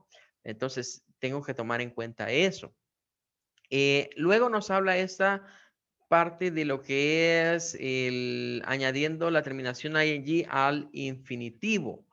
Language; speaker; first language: Spanish; native; Spanish